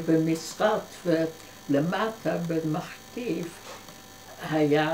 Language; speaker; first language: Hebrew; non-native, fluent; Dutch